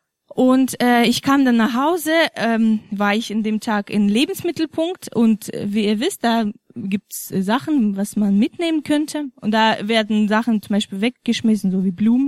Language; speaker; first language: German; non-native, fluent; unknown